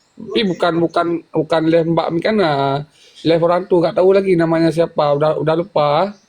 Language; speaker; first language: Indonesian; native; Indonesian